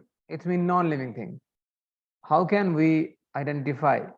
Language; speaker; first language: English; non-native, learner; Arabic